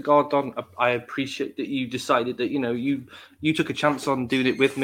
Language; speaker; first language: English; native; English